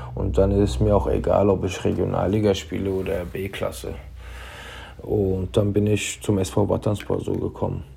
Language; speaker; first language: German; early bilingual, other home language; Turkish